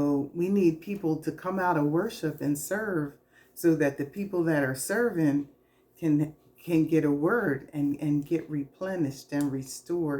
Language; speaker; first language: English; native; English